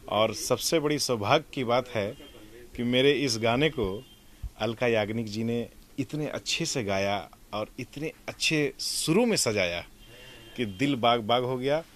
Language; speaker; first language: Hindi; native; Hindi